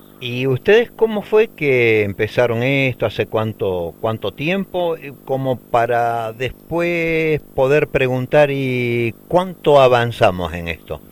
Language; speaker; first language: Spanish; native; Spanish